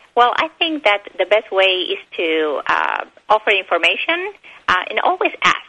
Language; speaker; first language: English; non-native, fluent; Spanish